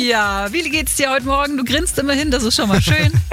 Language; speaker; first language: German; native; German